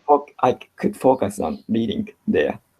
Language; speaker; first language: English; non-native, learner; Japanese